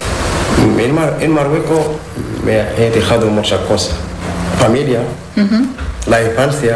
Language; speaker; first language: Spanish; non-native, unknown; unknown